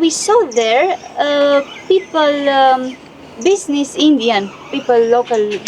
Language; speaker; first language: English; non-native, learner; Romanian